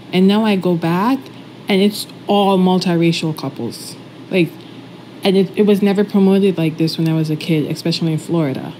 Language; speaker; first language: English; native; English